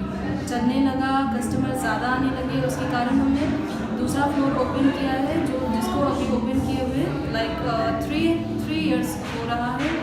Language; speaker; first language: Hindi; native; Hindi